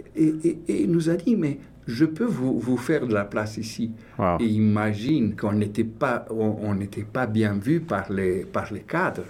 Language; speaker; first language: French; non-native, fluent; Romanian